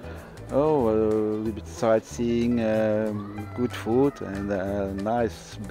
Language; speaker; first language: English; non-native, fluent; Dutch